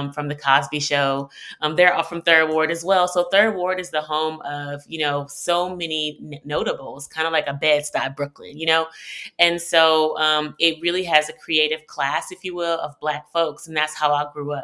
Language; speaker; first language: English; native; English